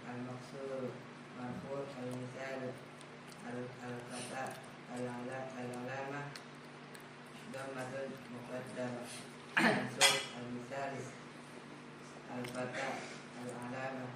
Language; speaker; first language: Arabic; non-native, learner; Indonesian